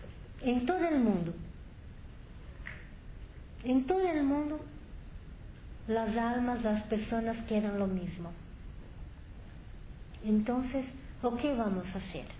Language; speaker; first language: Spanish; non-native, fluent; Portuguese